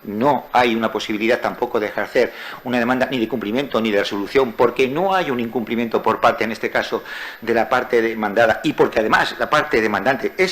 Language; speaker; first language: Spanish; native; Spanish